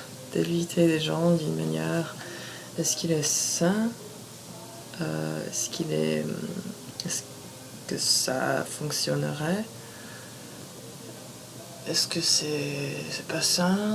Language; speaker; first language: French; non-native, fluent; English